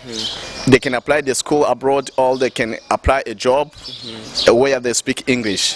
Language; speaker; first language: English; non-native, local second language; Rundi